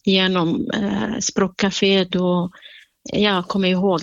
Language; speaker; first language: Swedish; non-native, fluent; Central Kurdish